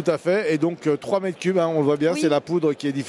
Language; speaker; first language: French; native; French